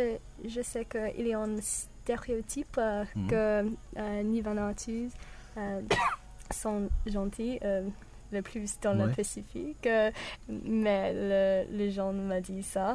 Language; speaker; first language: French; non-native, learner; English